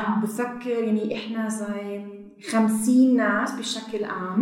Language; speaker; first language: Arabic; non-native, learner; German